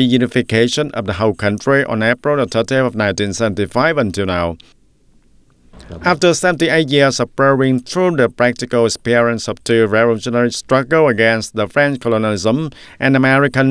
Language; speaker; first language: English; non-native, fluent; Vietnamese